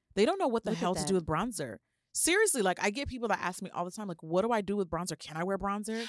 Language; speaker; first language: English; early bilingual, other home language; Yoruba